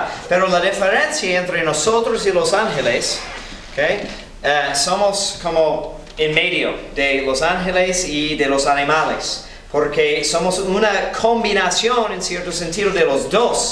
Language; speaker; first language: Spanish; non-native, fluent; English